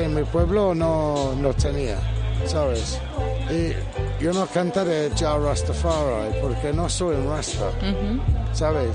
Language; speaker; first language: Spanish; non-native, fluent; English